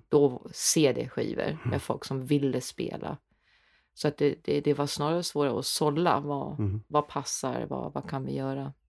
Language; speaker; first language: Swedish; non-native, fluent; German